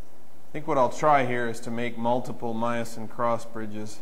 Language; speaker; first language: English; native; English